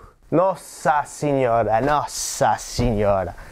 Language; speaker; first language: Portuguese; non-native, learner; English